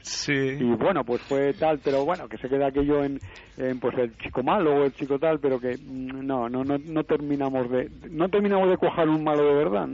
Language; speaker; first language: Spanish; native; Spanish